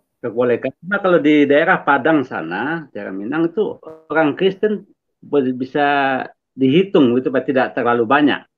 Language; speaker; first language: Indonesian; non-native, local second language; Minangkabau